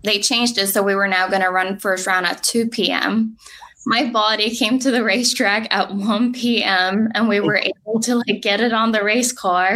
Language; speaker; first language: English; non-native, fluent; Norwegian